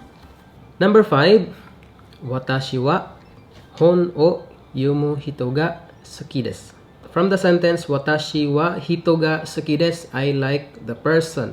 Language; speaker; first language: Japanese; non-native, fluent; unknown